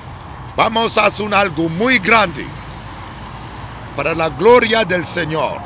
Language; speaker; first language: Spanish; non-native, learner; Lingala